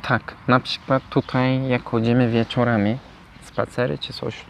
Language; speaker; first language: Polish; non-native, learner; Turkish